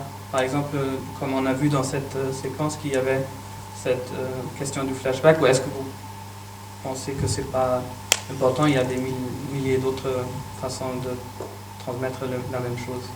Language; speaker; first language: French; non-native, fluent; German